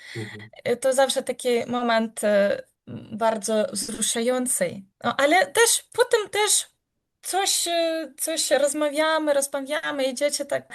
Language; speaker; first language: Polish; non-native, learner; Ukrainian